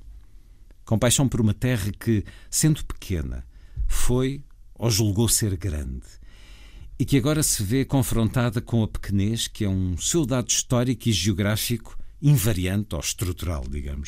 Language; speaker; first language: Portuguese; native; Portuguese